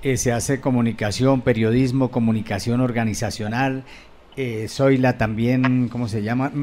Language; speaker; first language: Spanish; native; Spanish